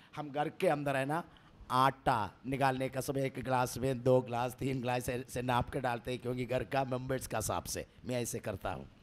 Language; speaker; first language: Hindi; non-native, local second language; Malayalam